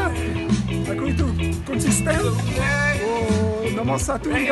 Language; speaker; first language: Indonesian; non-native, learner; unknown